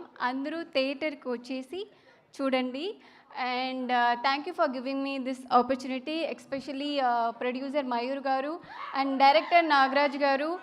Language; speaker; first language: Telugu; non-native, learner; Tamil